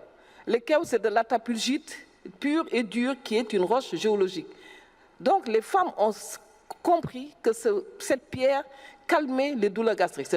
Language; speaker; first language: French; non-native, local second language; Wolof